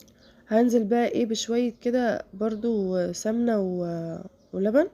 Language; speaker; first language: Arabic; native; Arabic